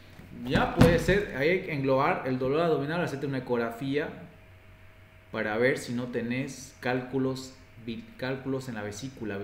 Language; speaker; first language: Spanish; native; Spanish